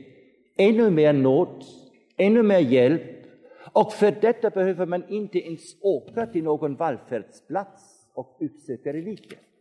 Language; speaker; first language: Swedish; non-native, fluent; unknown